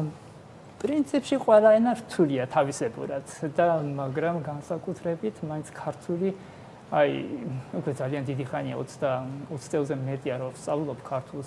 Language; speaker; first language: Georgian; non-native, fluent; Japanese